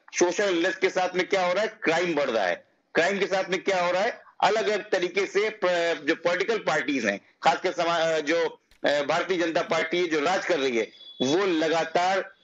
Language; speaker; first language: Hindi; native; Hindi